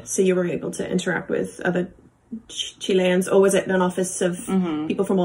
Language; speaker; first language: English; native; English